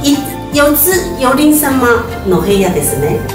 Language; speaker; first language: Japanese; non-native, learner; Chinese